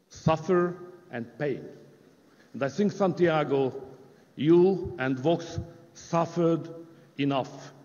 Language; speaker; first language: English; non-native, fluent; Hungarian